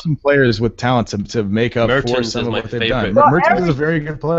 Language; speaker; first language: English; native; English